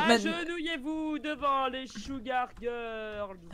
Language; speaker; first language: French; native; French